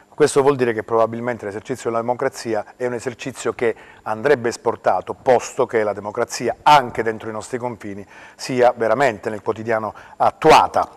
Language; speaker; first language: Italian; native; Italian